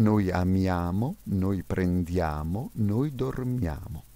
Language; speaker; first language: Italian; non-native, fluent; French